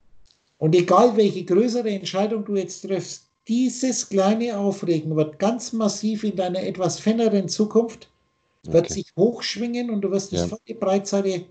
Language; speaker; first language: German; native; German